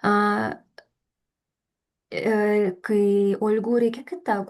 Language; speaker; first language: Korean; non-native, fluent; Russian